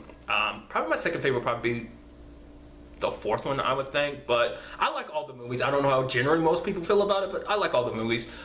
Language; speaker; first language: English; native; English